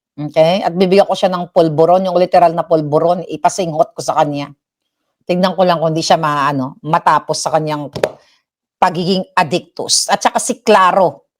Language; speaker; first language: Filipino; non-native, local second language; Hiligaynon